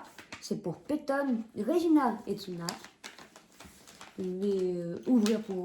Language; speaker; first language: French; native; French